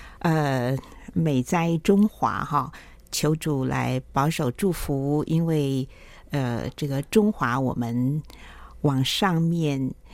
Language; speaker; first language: Chinese; native; Chinese